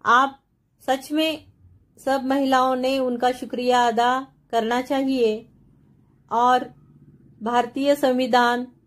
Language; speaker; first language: Hindi; non-native, local second language; Marathi